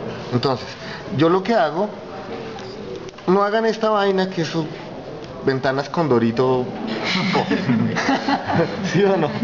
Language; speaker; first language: Spanish; native; Spanish